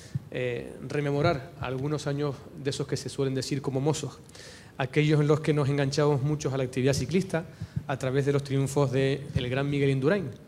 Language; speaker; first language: Spanish; native; Spanish